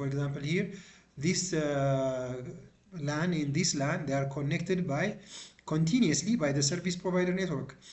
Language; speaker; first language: English; non-native, local second language; Amharic